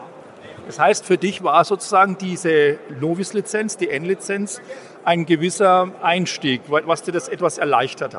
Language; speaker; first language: German; native; German